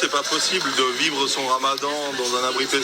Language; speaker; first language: French; native; French